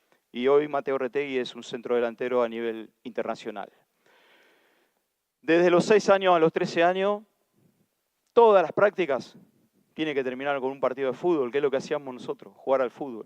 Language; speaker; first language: Spanish; native; Spanish